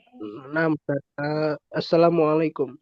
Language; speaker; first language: Arabic; non-native, learner; Indonesian